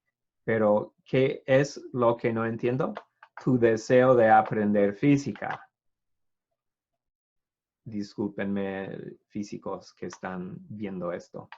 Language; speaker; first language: Spanish; non-native, fluent; English